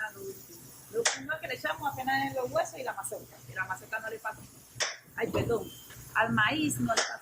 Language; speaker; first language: Spanish; native; Spanish